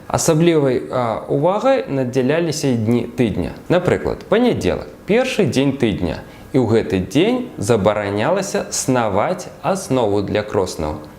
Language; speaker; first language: Belarusian; native; Belarusian